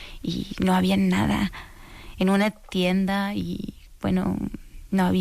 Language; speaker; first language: Spanish; non-native, learner; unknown